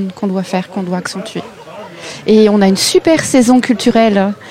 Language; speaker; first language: French; native; French